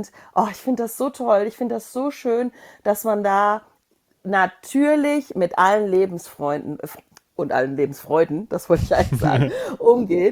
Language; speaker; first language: German; native; German